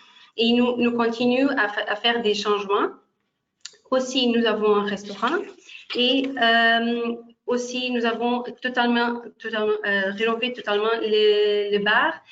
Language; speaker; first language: French; non-native, fluent; Portuguese